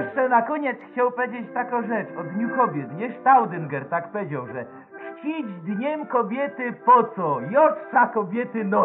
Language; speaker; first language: Polish; native; Polish